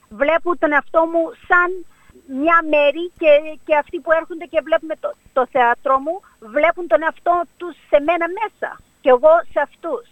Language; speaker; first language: Greek; early bilingual, heritage; Greek